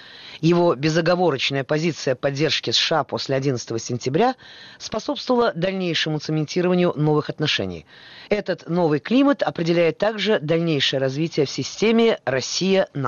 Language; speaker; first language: Russian; native; Russian